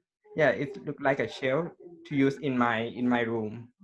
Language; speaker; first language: English; non-native, learner; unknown